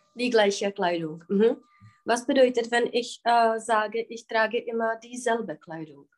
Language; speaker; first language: German; non-native, fluent; Czech